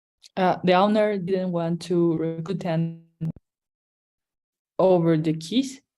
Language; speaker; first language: English; non-native, learner; Spanish